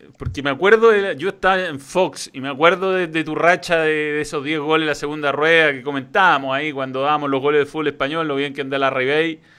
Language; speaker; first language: Spanish; native; Spanish